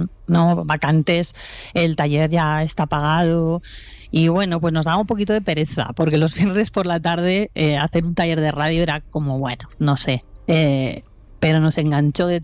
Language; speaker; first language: Spanish; native; Spanish